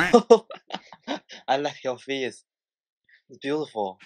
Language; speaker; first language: English; non-native, local second language; Chinese